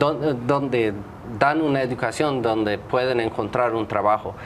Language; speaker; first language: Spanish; non-native, fluent; English